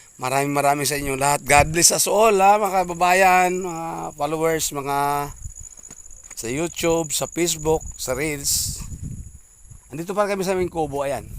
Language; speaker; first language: Filipino; non-native, local second language; Cebuano